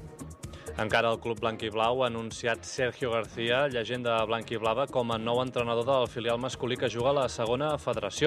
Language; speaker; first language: Catalan; native; Catalan